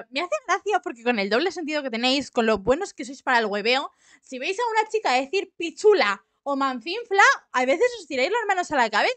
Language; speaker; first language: Spanish; native; Spanish